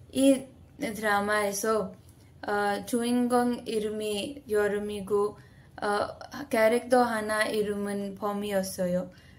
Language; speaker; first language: Korean; non-native, learner; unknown